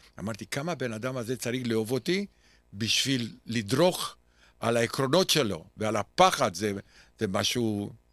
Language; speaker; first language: Hebrew; non-native, fluent; Romanian